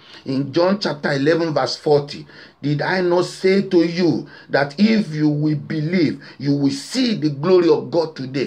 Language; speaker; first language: English; non-native, local second language; Yoruba